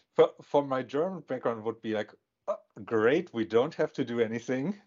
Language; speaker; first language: English; non-native, fluent; German